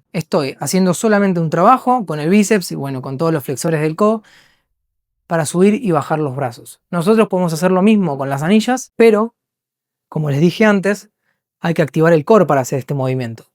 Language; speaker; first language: Spanish; native; Spanish